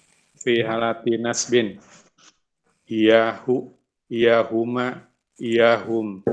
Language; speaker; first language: Arabic; non-native, learner; Indonesian